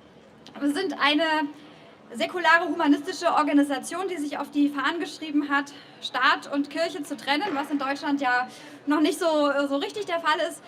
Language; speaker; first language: German; native; German